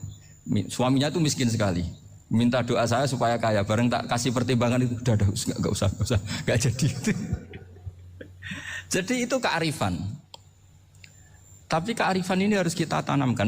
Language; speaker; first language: Indonesian; non-native, local second language; Javanese